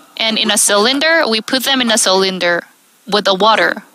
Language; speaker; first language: English; non-native, fluent; Korean